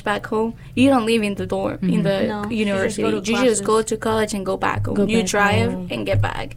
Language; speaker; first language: English; non-native, fluent; Spanish